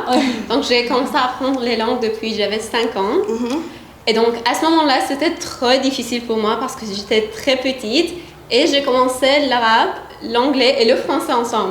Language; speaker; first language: French; non-native, fluent; Persian